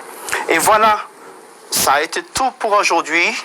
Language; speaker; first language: French; non-native, fluent; Spanish